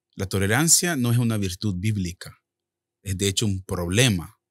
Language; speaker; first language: Spanish; native; Spanish